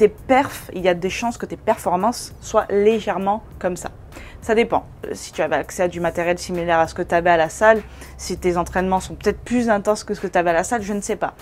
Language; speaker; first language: French; native; French